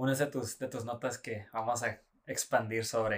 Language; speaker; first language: Spanish; native; Spanish